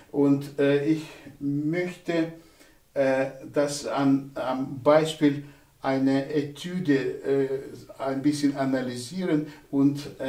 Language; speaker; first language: German; non-native, fluent; Russian